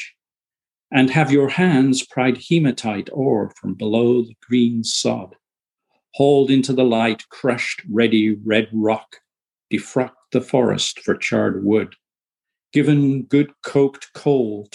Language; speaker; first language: English; native; English